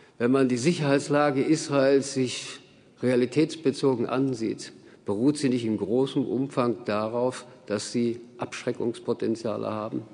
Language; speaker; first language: German; native; German